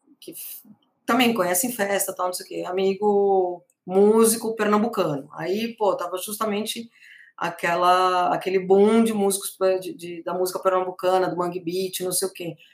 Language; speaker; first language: Portuguese; early bilingual, other home language; Spanish